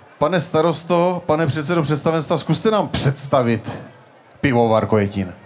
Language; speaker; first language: Czech; native; Czech